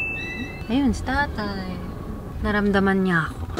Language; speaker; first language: Filipino; native; Filipino